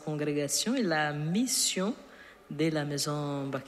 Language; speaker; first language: French; non-native, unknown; Portuguese